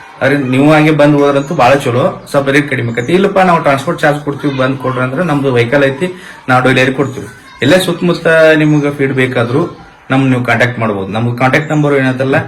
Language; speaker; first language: Kannada; native; Kannada